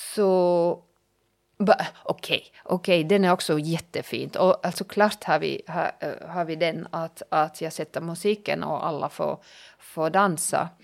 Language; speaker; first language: Swedish; non-native, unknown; German